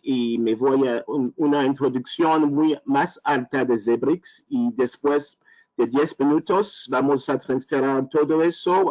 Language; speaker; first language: Spanish; non-native, learner; French